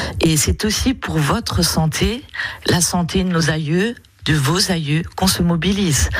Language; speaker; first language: French; native; French